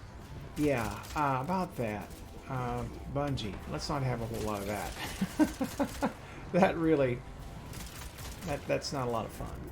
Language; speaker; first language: English; native; English